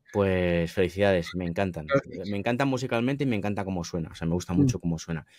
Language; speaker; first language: Spanish; native; Spanish